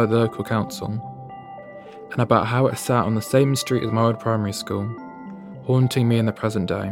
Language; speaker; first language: English; native; English